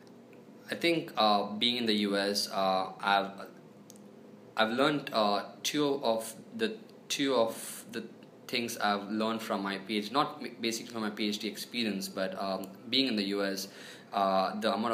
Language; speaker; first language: English; non-native, local second language; Telugu